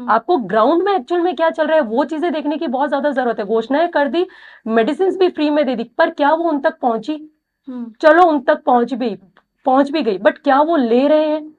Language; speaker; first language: Hindi; native; Hindi